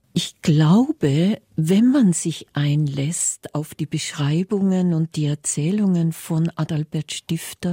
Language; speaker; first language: German; native; German